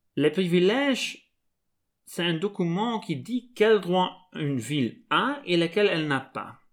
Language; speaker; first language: French; non-native, local second language; Dutch